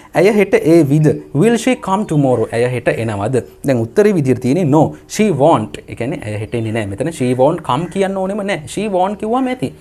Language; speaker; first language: Sinhala; native; Sinhala